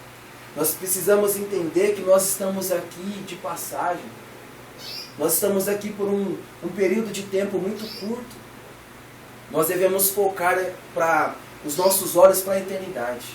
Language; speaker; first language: Portuguese; native; Portuguese